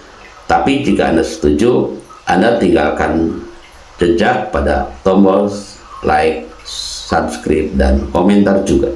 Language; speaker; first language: Indonesian; non-native, local second language; Sundanese